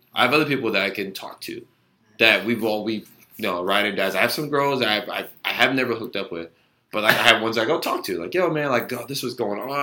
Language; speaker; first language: English; native; English